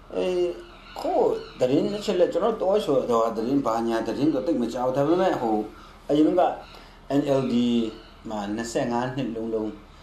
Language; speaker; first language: Burmese; non-native, local second language; Kachin